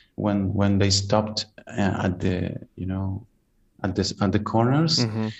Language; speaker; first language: English; non-native, fluent; Spanish